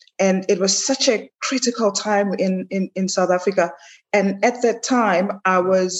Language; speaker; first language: English; non-native, local second language; Zulu